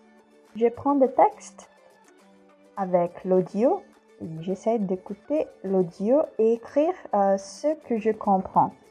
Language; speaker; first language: French; non-native, fluent; Portuguese